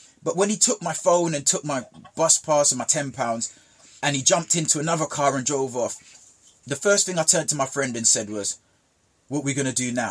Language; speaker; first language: English; early bilingual, other home language; Jamaican Creole English